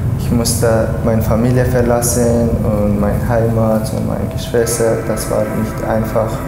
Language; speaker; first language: German; non-native, learner; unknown